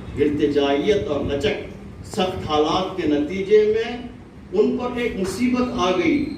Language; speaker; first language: Urdu; native; Urdu